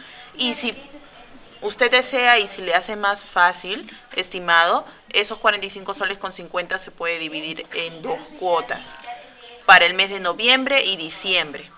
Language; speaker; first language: Spanish; native; Spanish